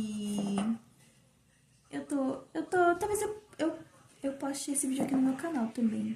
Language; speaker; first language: Portuguese; native; Portuguese